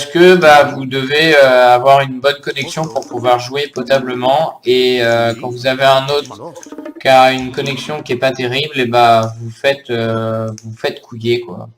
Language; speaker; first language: French; native; French